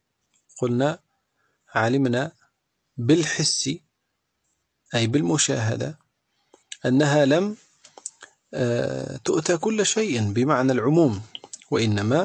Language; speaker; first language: Arabic; native; Arabic